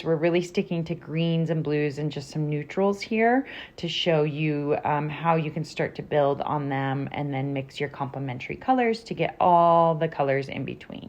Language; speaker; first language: English; native; English